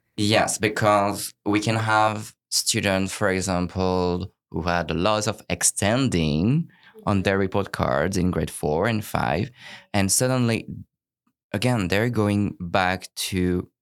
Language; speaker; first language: English; non-native, fluent; French